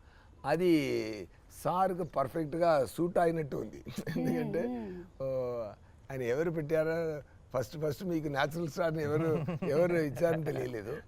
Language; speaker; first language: Telugu; non-native, learner; Tamil